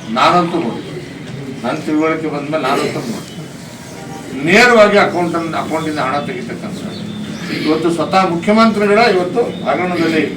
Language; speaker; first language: Kannada; native; Kannada